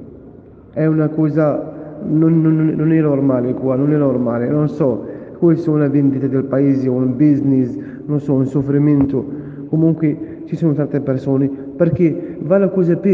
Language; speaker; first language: Italian; non-native, fluent; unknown